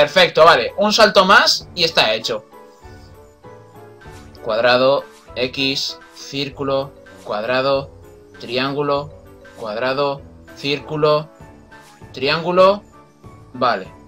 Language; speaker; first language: Spanish; native; Spanish